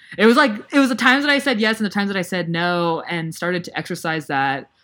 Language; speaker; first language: English; native; English